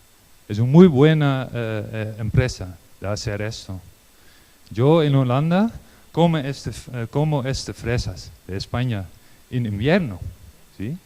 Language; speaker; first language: Spanish; non-native, learner; Dutch